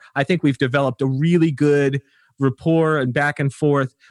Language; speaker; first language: English; native; English